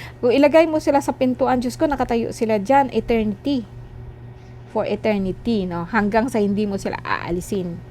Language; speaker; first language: Filipino; non-native, local second language; Cebuano